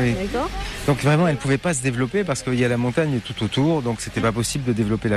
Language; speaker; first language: French; native; French